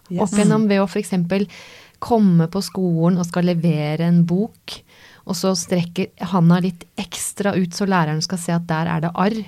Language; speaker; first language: Norwegian; native; Norwegian